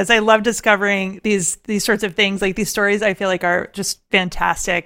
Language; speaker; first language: English; native; English